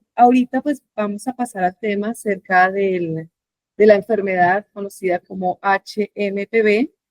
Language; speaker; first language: Spanish; native; Spanish